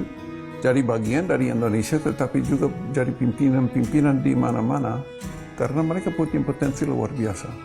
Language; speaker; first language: Indonesian; non-native, fluent; English